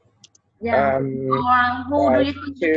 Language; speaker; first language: English; non-native, learner; Vietnamese